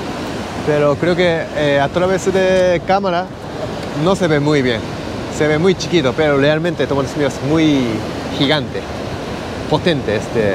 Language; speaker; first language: Spanish; non-native, learner; Japanese